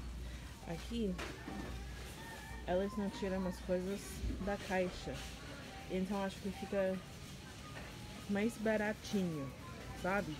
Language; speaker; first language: Portuguese; non-native, learner; English